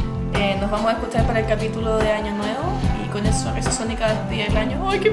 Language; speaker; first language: Spanish; native; Spanish